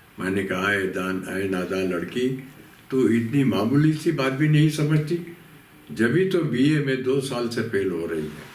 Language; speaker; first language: Urdu; native; Urdu